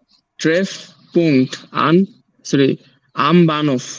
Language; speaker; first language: German; non-native, learner; Bangla